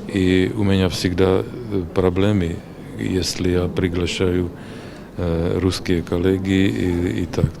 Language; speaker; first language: Russian; non-native, learner; Czech